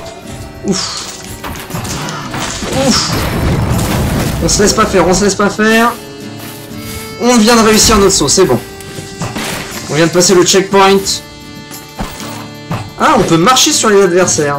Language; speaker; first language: French; native; French